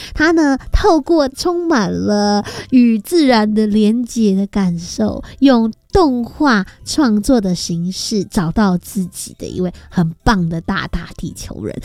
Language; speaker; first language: Chinese; native; Chinese